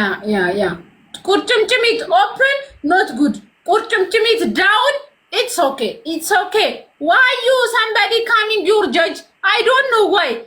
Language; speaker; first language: English; non-native, learner; Amharic